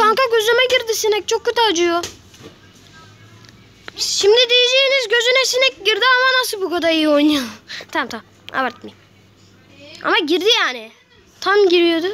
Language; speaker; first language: Turkish; native; Turkish